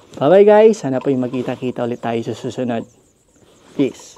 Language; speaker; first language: Filipino; non-native, local second language; Masbatenyo